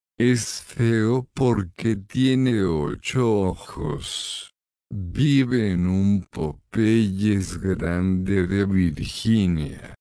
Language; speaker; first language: Spanish; non-native, learner; English